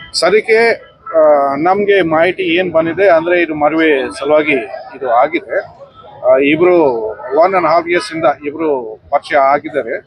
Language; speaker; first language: Kannada; non-native, fluent; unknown